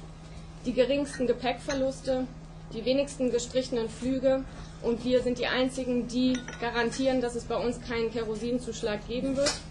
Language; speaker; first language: German; native; German